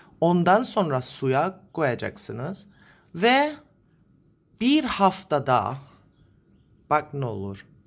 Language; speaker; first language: Turkish; native; Turkish